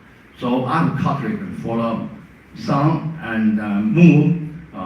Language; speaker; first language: English; non-native, fluent; Chinese